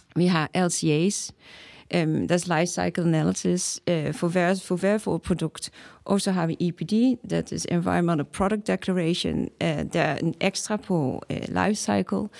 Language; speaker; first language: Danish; non-native, fluent; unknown